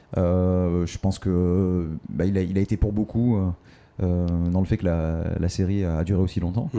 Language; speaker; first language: French; native; French